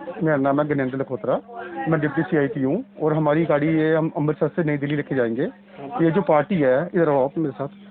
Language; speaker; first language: Hindi; non-native, local second language; Punjabi